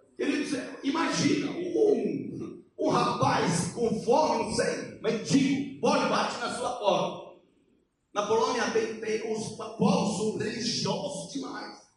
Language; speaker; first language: Portuguese; non-native, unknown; Polish